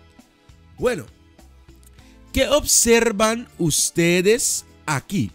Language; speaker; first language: Spanish; non-native, fluent; Dutch